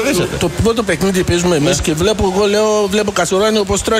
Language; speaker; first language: Greek; non-native, local second language; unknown